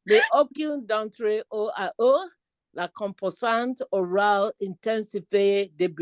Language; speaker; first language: French; non-native, learner; Akan